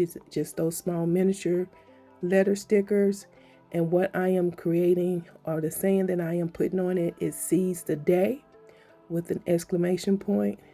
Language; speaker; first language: English; native; English